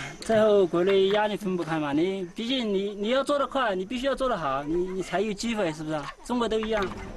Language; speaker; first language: Chinese; native; Chinese